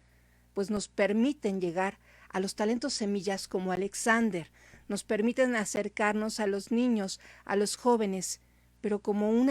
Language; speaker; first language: Spanish; native; Spanish